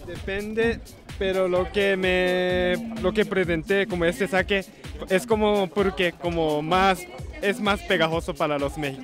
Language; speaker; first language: Spanish; non-native, learner; Japanese